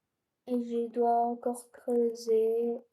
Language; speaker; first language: French; non-native, local second language; Arabic